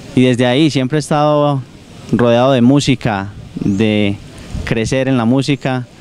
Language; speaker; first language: Spanish; native; Spanish